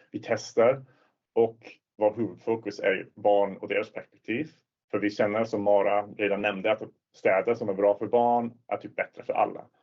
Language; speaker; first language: Swedish; non-native, fluent; Swiss German